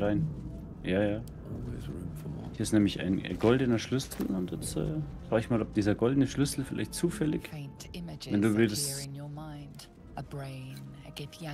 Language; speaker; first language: German; native; German